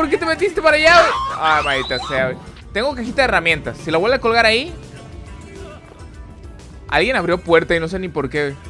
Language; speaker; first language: Spanish; native; Spanish